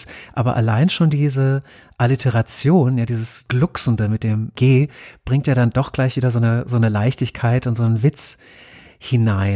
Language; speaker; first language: German; native; German